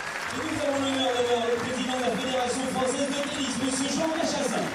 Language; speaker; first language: French; native; French